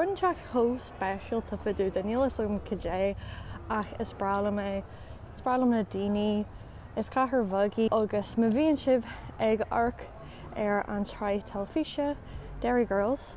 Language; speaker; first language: Irish; non-native, local second language; English